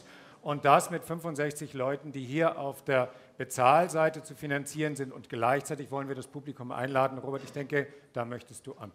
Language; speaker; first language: German; native; German